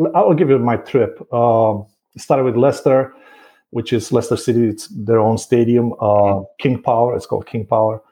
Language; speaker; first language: English; non-native, fluent; Romanian